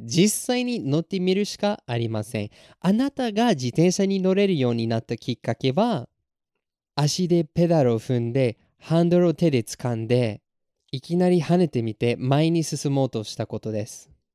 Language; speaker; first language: Japanese; non-native, fluent; English